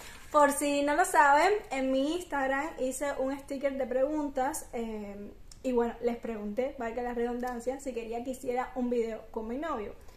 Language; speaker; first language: Spanish; native; Spanish